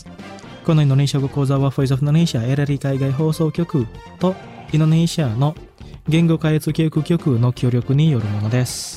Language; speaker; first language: Japanese; non-native, fluent; Indonesian